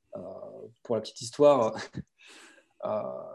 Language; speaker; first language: French; native; French